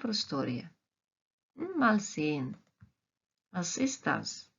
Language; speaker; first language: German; non-native, fluent; Croatian